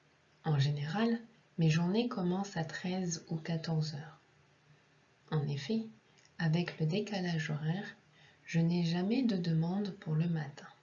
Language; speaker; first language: French; non-native, fluent; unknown